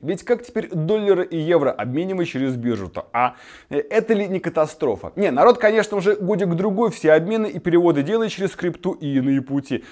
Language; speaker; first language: Russian; native; Russian